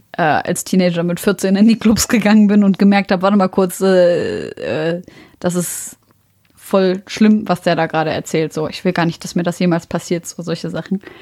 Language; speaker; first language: German; early bilingual, other home language; Arabic